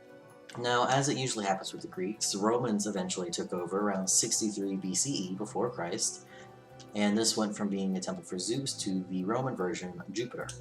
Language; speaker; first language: English; native; English